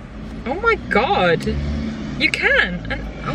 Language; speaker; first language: English; native; English